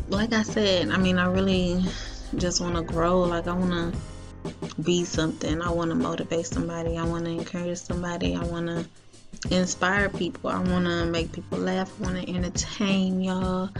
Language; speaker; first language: English; native; English